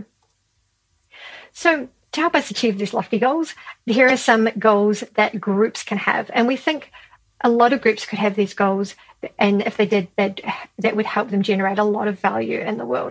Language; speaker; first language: English; native; English